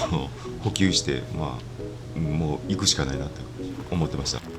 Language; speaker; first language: Japanese; native; Japanese